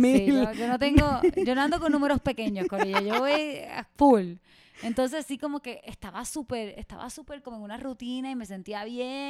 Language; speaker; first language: Spanish; native; Spanish